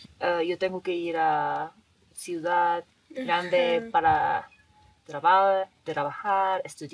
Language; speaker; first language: Spanish; non-native, learner; Korean